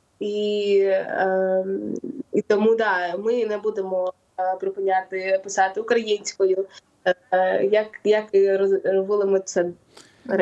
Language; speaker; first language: Ukrainian; non-native, local second language; Russian